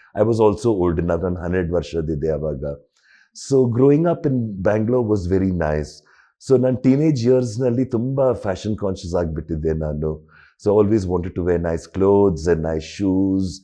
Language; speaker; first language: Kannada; non-native, local second language; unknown